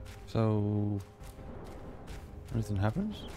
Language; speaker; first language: English; native; English